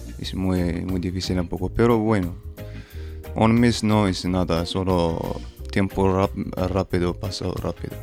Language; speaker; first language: Spanish; non-native, learner; Berber languages